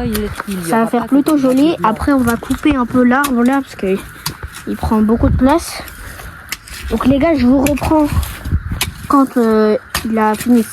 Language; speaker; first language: French; native; French